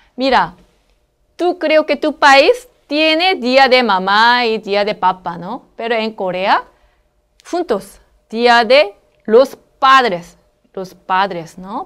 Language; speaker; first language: Spanish; non-native, learner; Korean